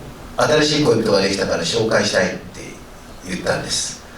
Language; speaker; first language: Japanese; native; Japanese